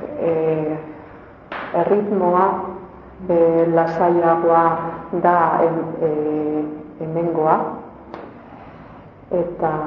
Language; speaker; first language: Basque; non-native, local second language; Spanish